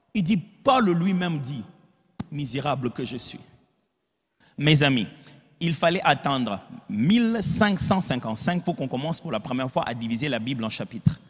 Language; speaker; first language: French; non-native, local second language; Lingala